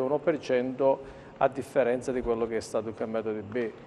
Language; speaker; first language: Italian; native; Italian